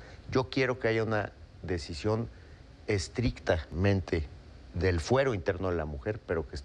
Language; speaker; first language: Spanish; native; Spanish